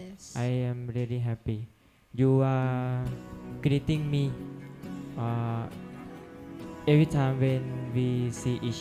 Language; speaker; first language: English; non-native, learner; Thai